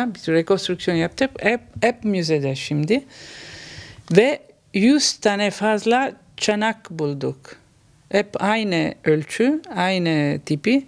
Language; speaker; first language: Turkish; non-native, learner; Italian